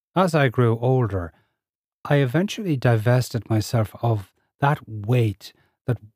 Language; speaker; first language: English; native; English